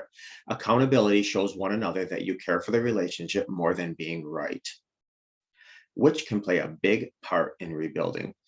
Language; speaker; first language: English; native; English